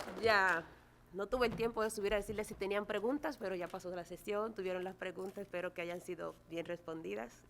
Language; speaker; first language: Spanish; native; Spanish